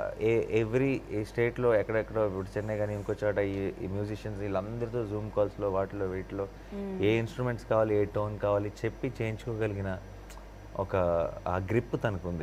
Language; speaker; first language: Telugu; native; Telugu